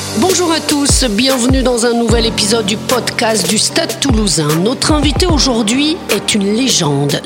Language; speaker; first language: French; native; French